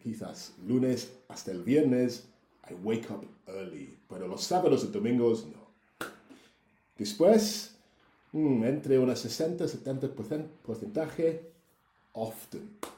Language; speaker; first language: Spanish; native; Spanish